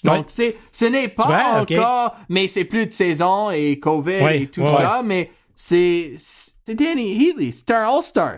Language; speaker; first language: French; non-native, learner; English